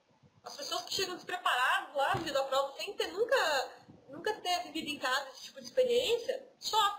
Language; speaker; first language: Portuguese; native; Portuguese